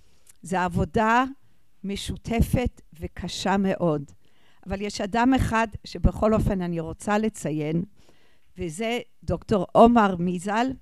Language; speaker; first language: Hebrew; non-native, fluent; English